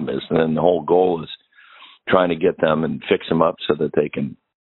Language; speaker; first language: English; native; English